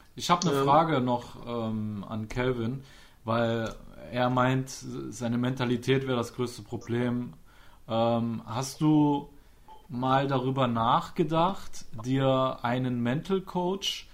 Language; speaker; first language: German; native; German